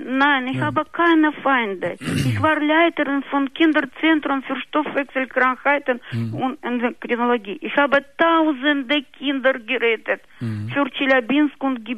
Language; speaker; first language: German; non-native, local second language; Russian